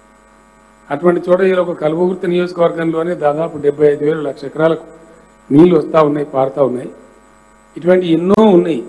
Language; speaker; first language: Telugu; native; Telugu